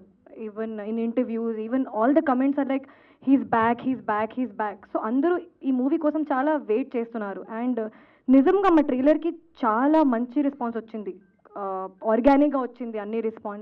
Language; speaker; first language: Telugu; non-native, learner; Hindi